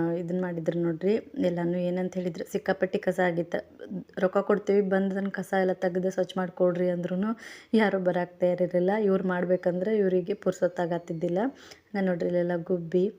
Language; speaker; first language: Kannada; native; Kannada